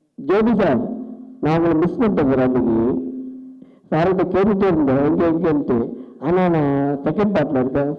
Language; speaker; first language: Tamil; native; Tamil